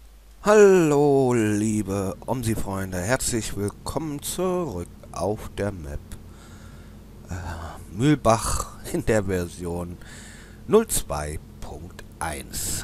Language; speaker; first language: German; native; German